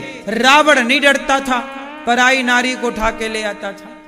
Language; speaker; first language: Hindi; native; Hindi